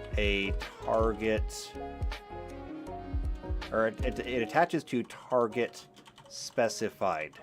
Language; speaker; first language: English; native; English